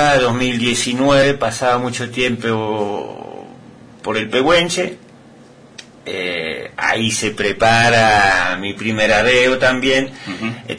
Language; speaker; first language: Spanish; non-native, fluent; Dutch